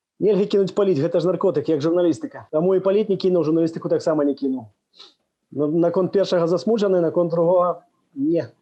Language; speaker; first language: Belarusian; non-native, local second language; Russian